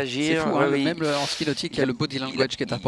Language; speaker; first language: French; native; French